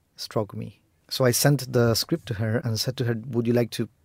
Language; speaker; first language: English; non-native, fluent; Spanish